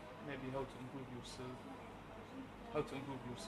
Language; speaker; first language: English; non-native, learner; Arabic